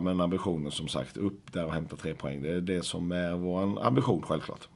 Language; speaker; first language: Swedish; native; Swedish